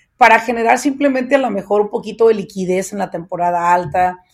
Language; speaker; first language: Spanish; native; Spanish